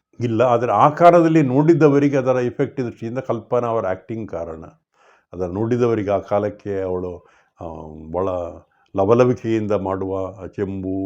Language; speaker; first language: Kannada; non-native, local second language; Tulu